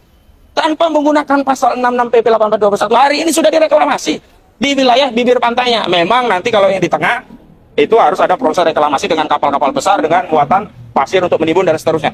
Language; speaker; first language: Indonesian; native; Indonesian